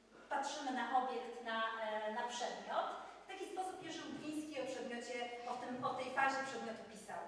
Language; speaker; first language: Polish; native; Polish